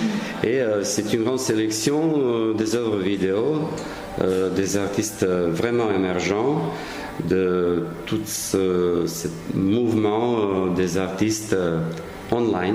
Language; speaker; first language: French; non-native, fluent; Serbian